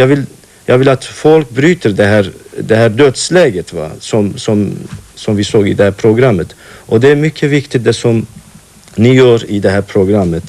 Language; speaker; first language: Swedish; non-native, fluent; Kurdish